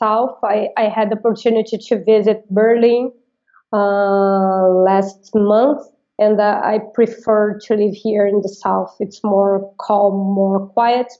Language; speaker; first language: English; non-native, fluent; Portuguese